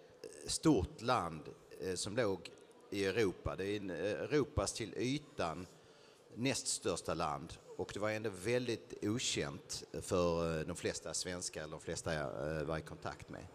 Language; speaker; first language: Swedish; native; Swedish